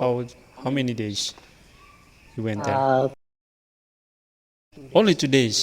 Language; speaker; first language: English; non-native, learner; Indonesian